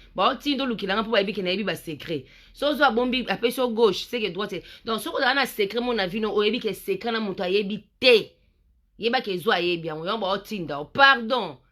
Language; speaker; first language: Lingala; native; Lingala